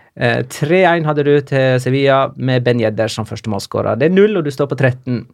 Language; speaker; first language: Norwegian; native; Norwegian